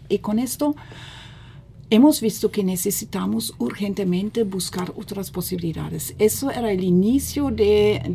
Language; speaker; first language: Spanish; non-native, fluent; German